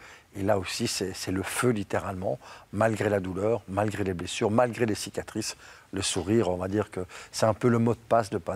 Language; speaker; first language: French; native; French